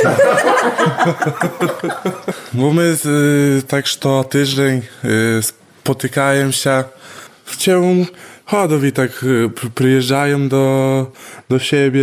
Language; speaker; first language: Polish; non-native, local second language; Belarusian